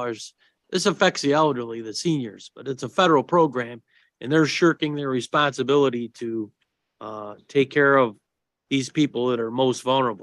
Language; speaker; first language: English; native; English